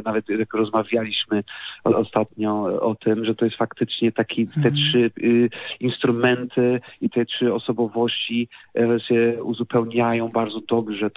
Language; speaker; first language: Polish; non-native, fluent; Portuguese